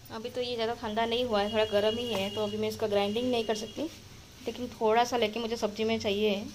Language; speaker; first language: Hindi; native; Hindi